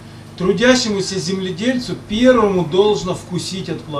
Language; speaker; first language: Russian; native; Russian